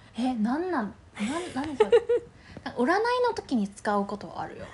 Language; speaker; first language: Japanese; non-native, fluent; Chinese